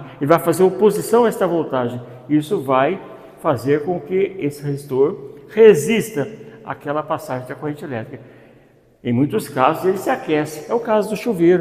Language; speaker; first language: Portuguese; native; Portuguese